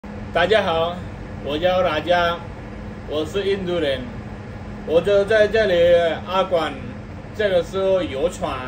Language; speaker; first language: Chinese; non-native, learner; Telugu